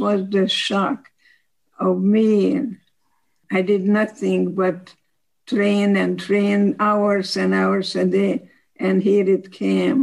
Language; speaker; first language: English; non-native, fluent; Slovak